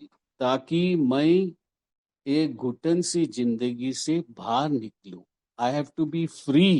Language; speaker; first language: Hindi; non-native, local second language; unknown